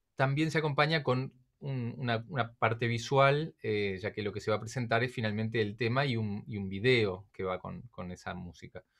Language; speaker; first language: Spanish; native; Spanish